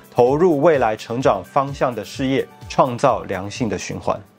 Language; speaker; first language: Chinese; native; Chinese